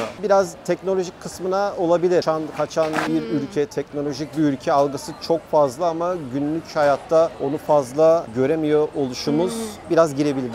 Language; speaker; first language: Turkish; native; Turkish